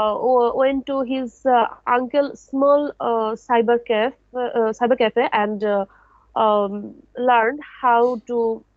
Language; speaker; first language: English; non-native, learner; Bangla